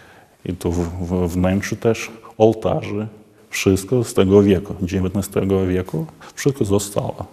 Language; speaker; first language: Polish; non-native, learner; Latvian